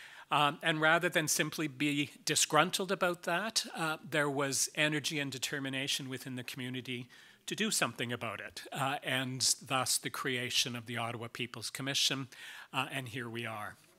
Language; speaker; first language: English; native; English